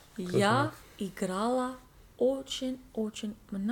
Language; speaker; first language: Russian; non-native, learner; English